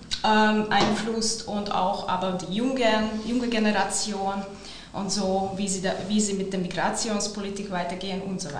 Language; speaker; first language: German; non-native, fluent; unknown